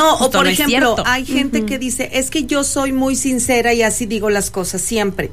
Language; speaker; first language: Spanish; native; Spanish